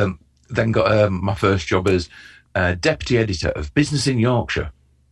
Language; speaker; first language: English; native; English